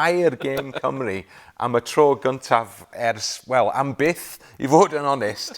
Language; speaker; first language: Welsh; non-native, local second language; English